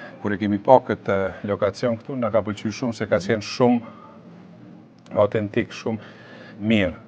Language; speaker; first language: Albanian; early bilingual, other home language; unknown